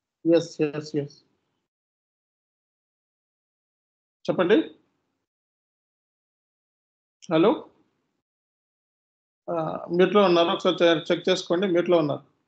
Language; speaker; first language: Telugu; native; Telugu